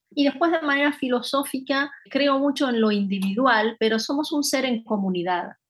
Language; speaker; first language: Spanish; native; Spanish